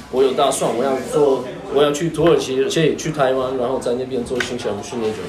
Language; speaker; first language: Chinese; non-native, fluent; Turkish